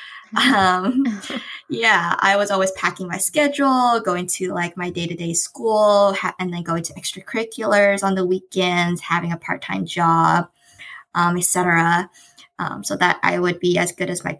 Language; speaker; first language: English; native; English